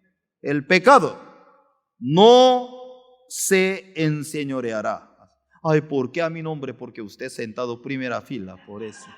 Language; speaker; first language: Spanish; non-native, fluent; Korean